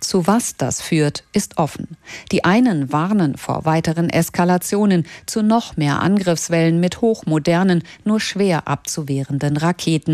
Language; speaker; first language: German; native; German